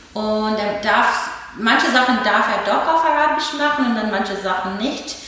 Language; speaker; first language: German; non-native, fluent; English